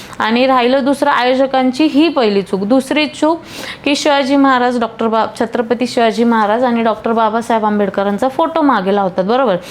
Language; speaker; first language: Marathi; early bilingual, other home language; Hindi